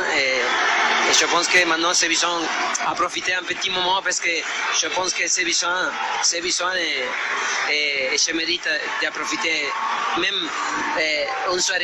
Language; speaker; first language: French; non-native, fluent; Spanish